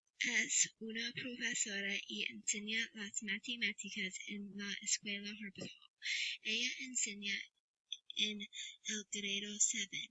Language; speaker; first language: Spanish; non-native, learner; English